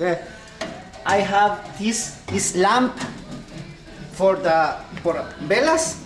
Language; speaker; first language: English; non-native, learner; Spanish